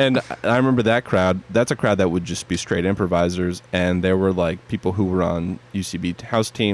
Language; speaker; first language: English; native; English